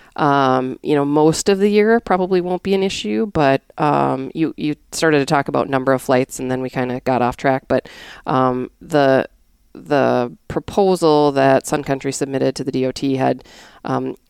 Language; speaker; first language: English; native; English